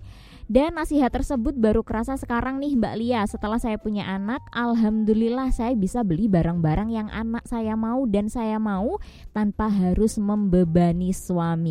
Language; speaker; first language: Indonesian; native; Indonesian